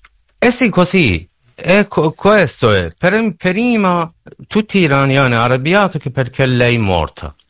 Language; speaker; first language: Italian; non-native, learner; Persian